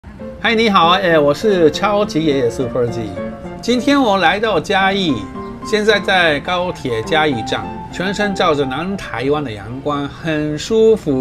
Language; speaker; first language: Chinese; non-native, fluent; Japanese